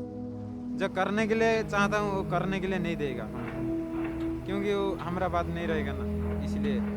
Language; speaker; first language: Hindi; non-native, local second language; Odia